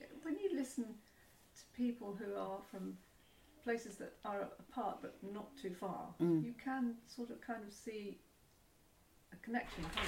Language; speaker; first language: English; native; English